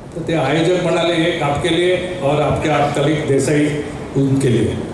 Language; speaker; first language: Hindi; non-native, local second language; Marathi